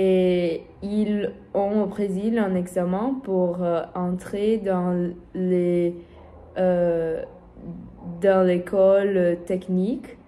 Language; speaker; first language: French; non-native, learner; Portuguese